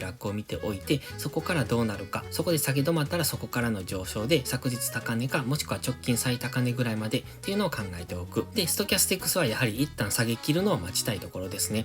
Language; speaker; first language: Japanese; native; Japanese